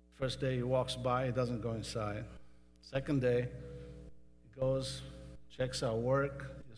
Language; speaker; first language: English; non-native, fluent; Hebrew